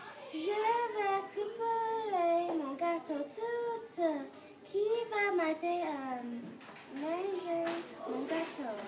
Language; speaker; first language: French; non-native, learner; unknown